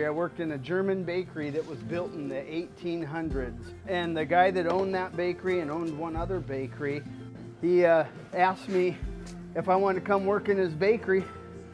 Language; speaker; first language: English; native; English